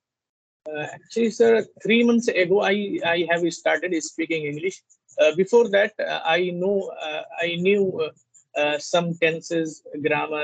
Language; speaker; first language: English; non-native, learner; Hindi